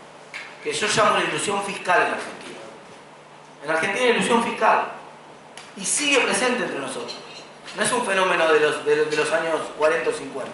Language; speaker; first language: Spanish; native; Spanish